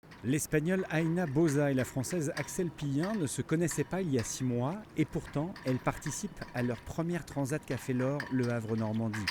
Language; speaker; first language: French; native; French